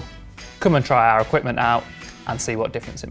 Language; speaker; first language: English; native; English